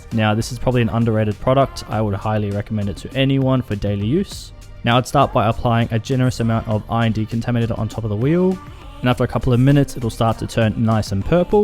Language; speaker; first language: English; native; English